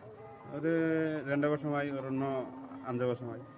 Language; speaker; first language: Malayalam; non-native, learner; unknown